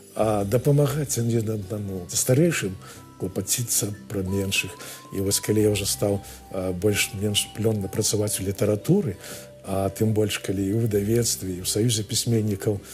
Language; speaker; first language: Belarusian; native; Belarusian